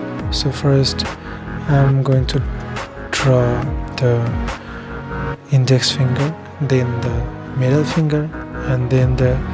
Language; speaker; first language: English; non-native, fluent; Bangla